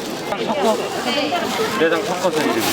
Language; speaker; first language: Korean; native; Korean